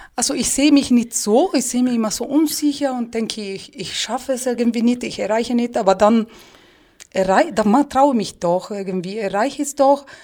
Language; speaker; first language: German; non-native, fluent; Italian